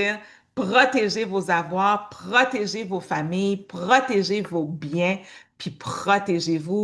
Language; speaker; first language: French; native; French